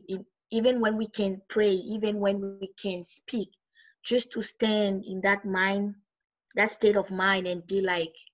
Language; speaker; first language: English; non-native, fluent; French